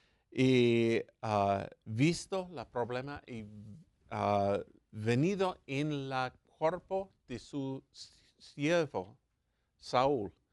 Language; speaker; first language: Spanish; non-native, learner; English